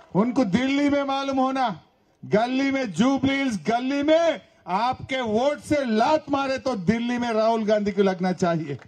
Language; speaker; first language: Hindi; non-native, local second language; Telugu